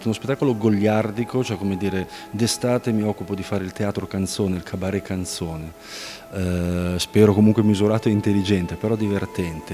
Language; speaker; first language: Italian; native; Italian